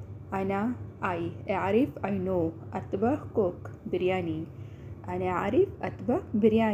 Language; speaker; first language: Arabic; non-native, learner; Hindi